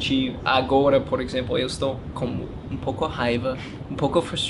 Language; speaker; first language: Portuguese; non-native, learner; English